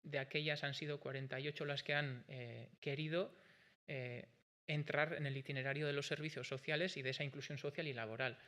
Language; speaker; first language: Spanish; non-native, local second language; Basque